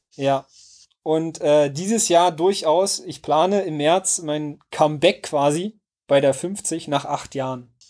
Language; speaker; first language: German; native; German